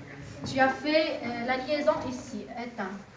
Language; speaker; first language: French; non-native, learner; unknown